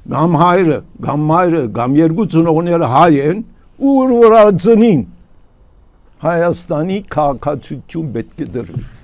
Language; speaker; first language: Armenian; early bilingual, heritage; Armenian